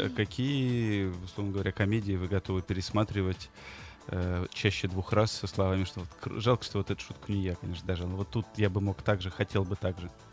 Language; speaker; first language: Russian; native; Russian